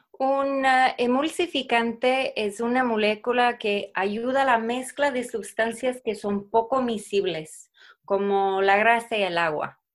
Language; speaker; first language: Spanish; non-native, fluent; Swedish